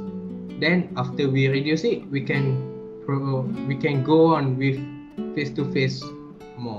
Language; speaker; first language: English; non-native, learner; Malay